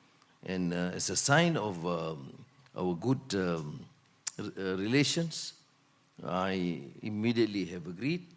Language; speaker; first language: English; non-native, local second language; Malay